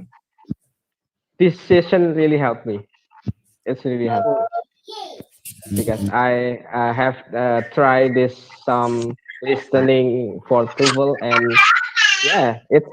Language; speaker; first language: English; non-native, learner; Indonesian